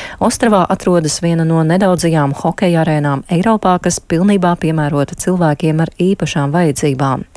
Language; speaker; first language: Latvian; native; Latvian